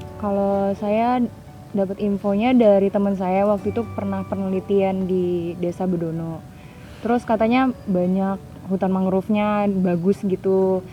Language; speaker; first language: Indonesian; native; Indonesian